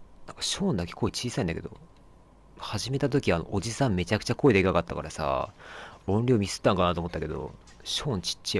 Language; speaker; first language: Japanese; native; Japanese